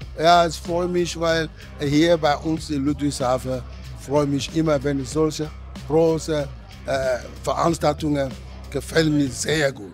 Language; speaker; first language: German; non-native, fluent; Ewe